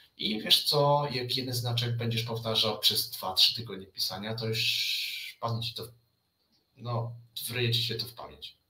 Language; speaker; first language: Polish; early bilingual, other home language; Chinese